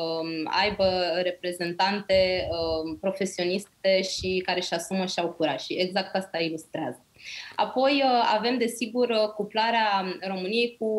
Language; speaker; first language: Romanian; native; Romanian